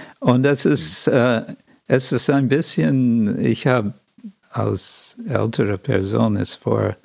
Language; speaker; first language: German; non-native, fluent; English